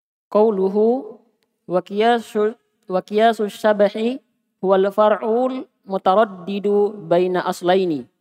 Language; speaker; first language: Arabic; non-native, learner; Indonesian